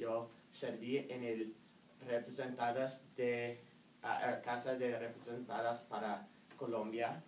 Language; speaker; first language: Spanish; non-native, learner; English